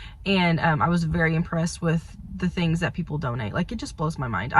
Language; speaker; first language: English; native; English